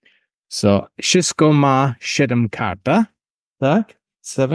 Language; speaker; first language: Polish; non-native, learner; English